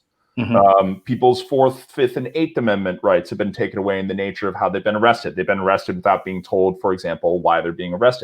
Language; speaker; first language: English; native; English